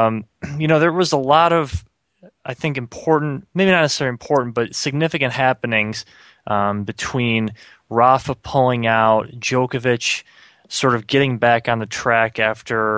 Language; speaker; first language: English; native; English